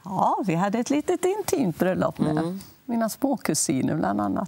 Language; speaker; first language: Swedish; native; Swedish